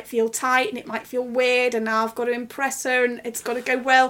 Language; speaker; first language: English; native; English